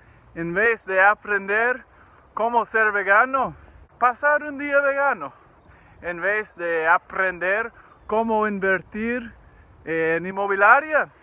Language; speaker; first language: Spanish; non-native, learner; English